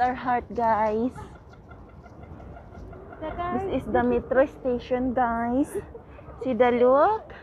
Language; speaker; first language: English; non-native, local second language; Filipino